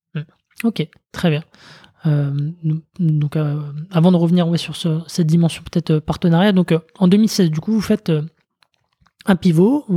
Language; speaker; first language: French; native; French